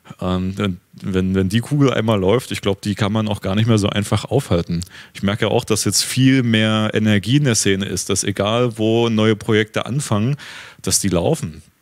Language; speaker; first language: German; native; German